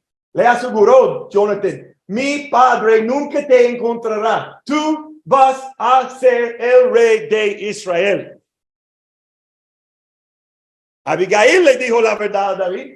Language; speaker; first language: Spanish; non-native, fluent; English